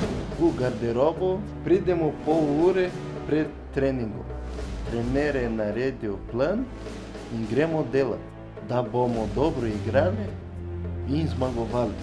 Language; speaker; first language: Slovenian; non-native, learner; Portuguese